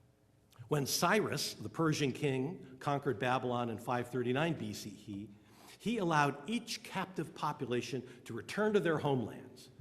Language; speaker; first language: English; native; English